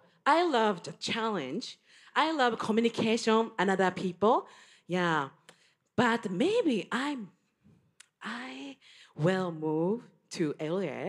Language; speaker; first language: English; non-native, learner; Japanese